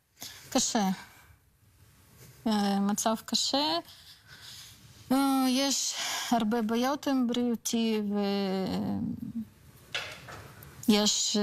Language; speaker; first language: Hebrew; non-native, learner; Russian